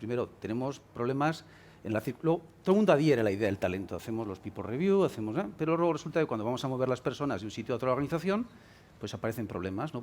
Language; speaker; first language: Spanish; native; Spanish